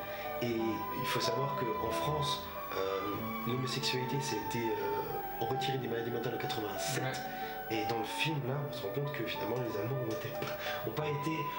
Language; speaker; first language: French; native; French